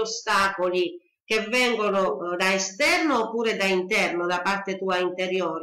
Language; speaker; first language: Italian; native; Italian